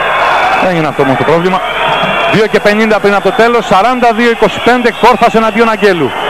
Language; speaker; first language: Greek; native; Greek